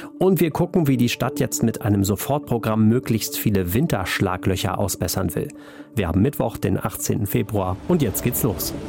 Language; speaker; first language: German; native; German